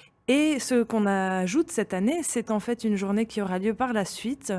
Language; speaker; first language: French; native; French